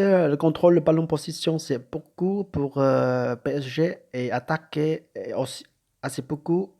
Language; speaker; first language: French; non-native, learner; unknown